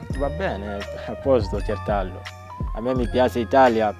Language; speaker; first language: Italian; non-native, learner; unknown